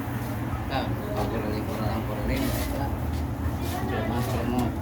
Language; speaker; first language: Indonesian; non-native, local second language; Sundanese